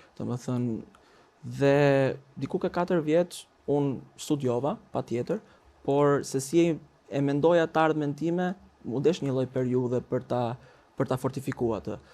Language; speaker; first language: Albanian; native; Albanian